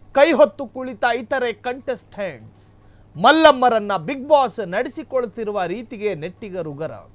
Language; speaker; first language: Kannada; native; Kannada